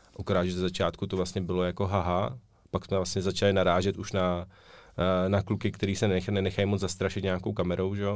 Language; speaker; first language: Czech; native; Czech